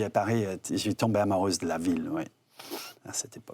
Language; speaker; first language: French; non-native, fluent; English